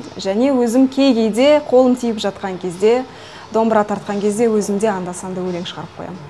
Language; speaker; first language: Kazakh; non-native, local second language; Russian